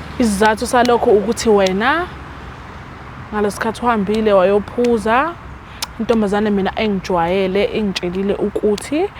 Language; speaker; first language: Zulu; native; Zulu